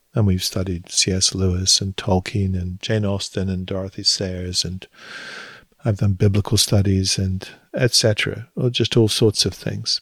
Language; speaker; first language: English; native; English